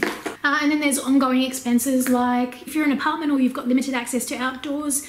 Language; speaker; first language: English; native; English